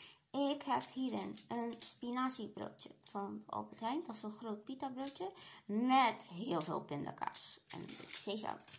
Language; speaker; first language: Dutch; native; Dutch